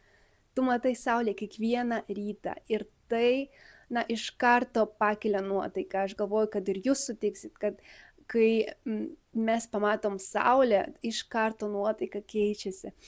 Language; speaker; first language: Lithuanian; early bilingual, other home language; Spanish